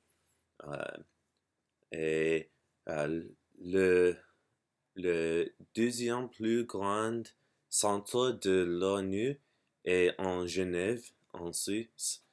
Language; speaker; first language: French; non-native, learner; English